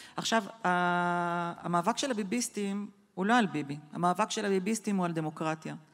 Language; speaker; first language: Hebrew; native; Hebrew